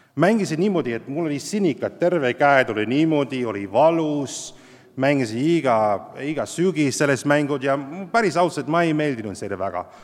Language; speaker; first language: Estonian; non-native, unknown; English